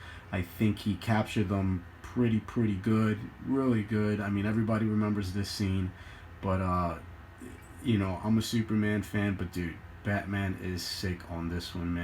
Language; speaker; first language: English; native; English